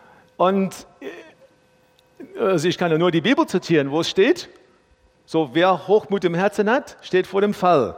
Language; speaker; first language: German; non-native, fluent; English